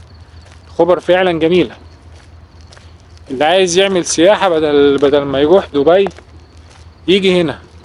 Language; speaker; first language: Arabic; native; Arabic